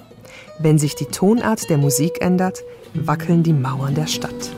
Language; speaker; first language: German; native; German